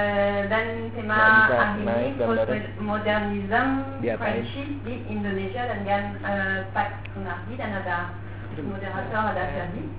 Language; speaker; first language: Indonesian; non-native, fluent; French